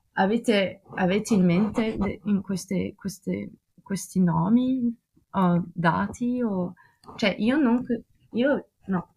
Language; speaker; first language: Italian; non-native, fluent; Russian